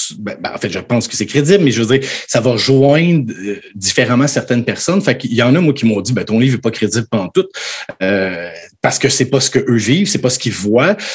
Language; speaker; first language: French; native; French